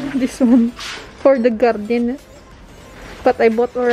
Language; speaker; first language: English; non-native, learner; Filipino